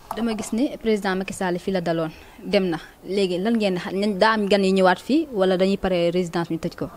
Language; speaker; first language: Wolof; native; Wolof